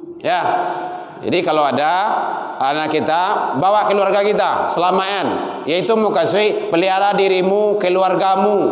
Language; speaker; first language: Malay; non-native, local second language; Minangkabau